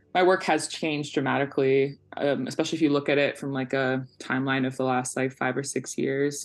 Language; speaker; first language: English; native; English